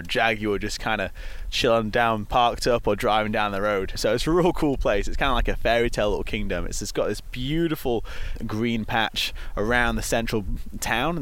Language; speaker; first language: English; native; English